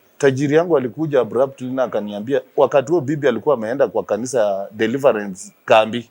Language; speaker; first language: Swahili; non-native, local second language; Luyia